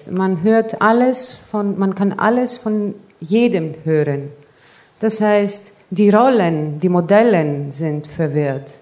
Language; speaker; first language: German; non-native, fluent; Greek